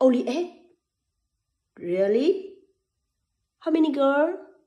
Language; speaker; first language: English; non-native, learner; Vietnamese